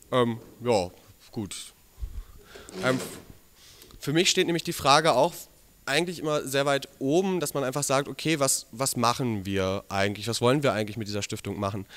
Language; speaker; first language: German; native; German